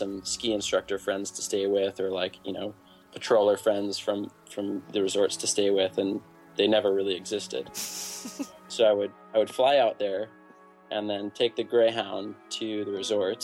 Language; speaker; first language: English; native; English